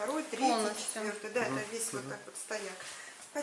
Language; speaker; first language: Russian; native; Russian